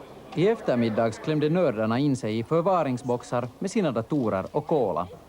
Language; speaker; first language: Swedish; native; Swedish